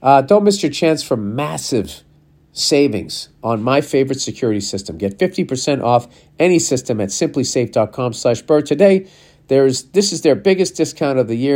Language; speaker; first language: English; native; English